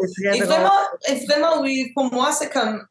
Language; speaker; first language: French; non-native, local second language; English